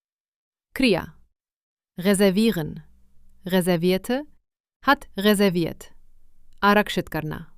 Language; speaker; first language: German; non-native, fluent; Hindi